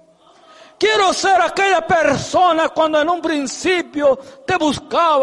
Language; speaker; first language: Spanish; native; Spanish